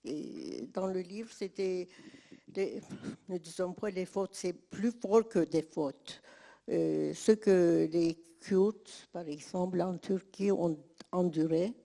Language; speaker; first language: French; non-native, fluent; Turkish